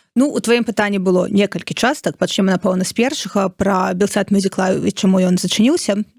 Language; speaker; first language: Belarusian; non-native, local second language; Russian